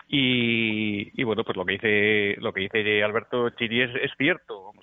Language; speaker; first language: Spanish; native; Spanish